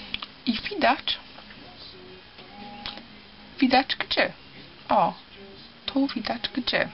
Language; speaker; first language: Polish; early bilingual, heritage; Polish